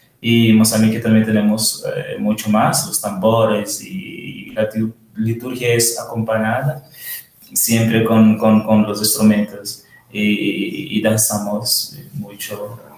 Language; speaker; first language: Spanish; non-native, learner; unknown